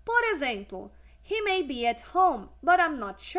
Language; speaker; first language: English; non-native, fluent; Portuguese